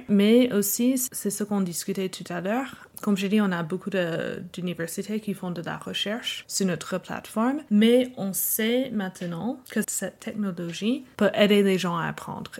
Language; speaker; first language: French; non-native, fluent; English